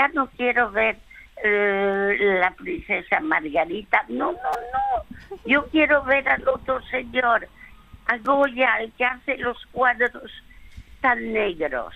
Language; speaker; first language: Spanish; early bilingual, other home language; French